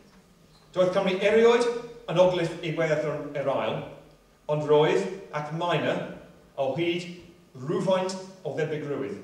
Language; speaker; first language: Welsh; non-native, fluent; English